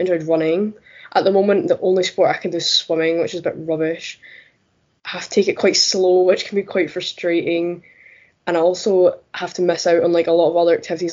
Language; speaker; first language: English; native; English